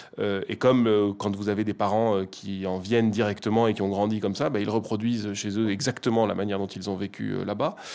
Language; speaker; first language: French; native; French